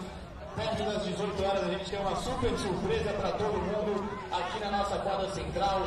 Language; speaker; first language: Portuguese; native; Portuguese